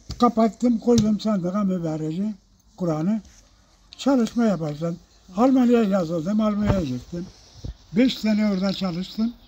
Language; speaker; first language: Turkish; non-native, local second language; Zaza